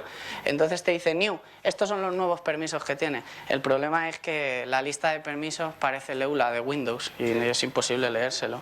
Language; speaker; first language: Spanish; native; Spanish